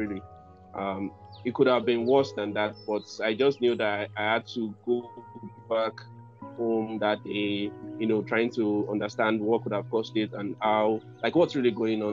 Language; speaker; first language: English; non-native, local second language; Yoruba